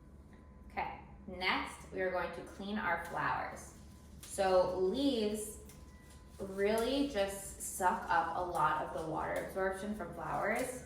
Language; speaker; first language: English; native; English